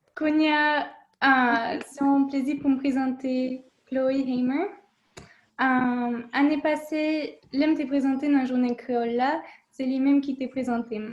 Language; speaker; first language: French; non-native, learner; English